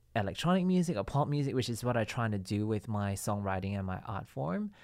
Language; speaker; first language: English; non-native, local second language; Cantonese